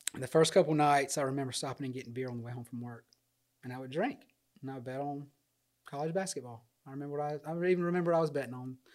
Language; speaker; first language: English; native; English